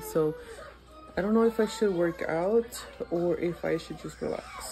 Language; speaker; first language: English; early bilingual, other home language; Spanish